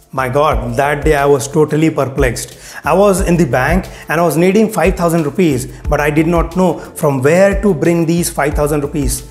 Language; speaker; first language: Hindi; native; Hindi